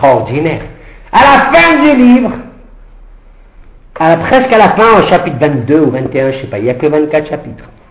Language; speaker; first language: French; native; French